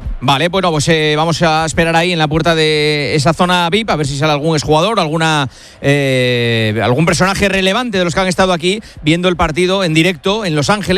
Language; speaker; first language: Spanish; native; Spanish